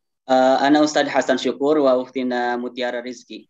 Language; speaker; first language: Arabic; non-native, learner; Indonesian